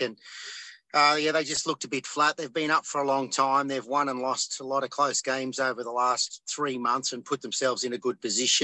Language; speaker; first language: English; native; English